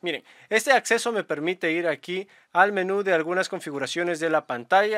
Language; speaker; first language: Spanish; native; Spanish